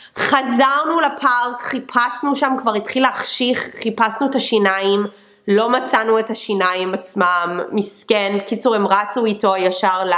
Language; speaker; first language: Hebrew; non-native, fluent; English